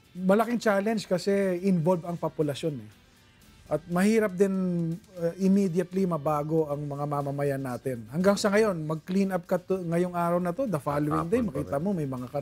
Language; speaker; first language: Filipino; native; Filipino